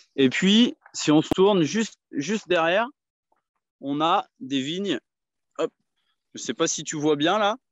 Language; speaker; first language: French; native; French